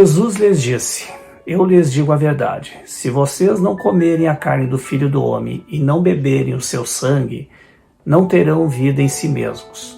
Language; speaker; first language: Portuguese; native; Portuguese